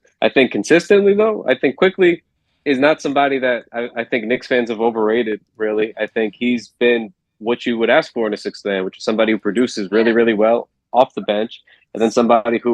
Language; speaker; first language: English; native; English